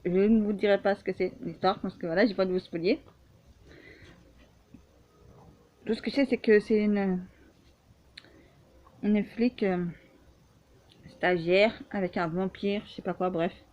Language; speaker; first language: French; native; French